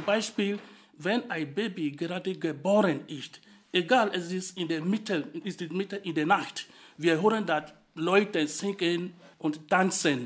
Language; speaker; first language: German; non-native, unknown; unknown